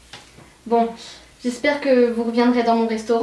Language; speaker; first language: French; native; French